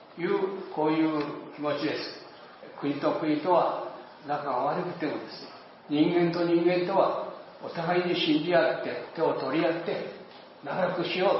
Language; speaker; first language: Japanese; native; Japanese